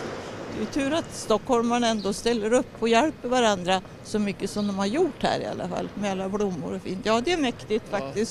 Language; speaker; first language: Swedish; native; Swedish